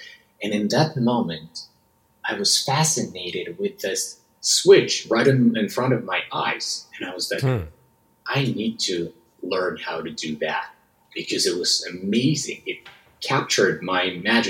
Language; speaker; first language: English; non-native, fluent; Russian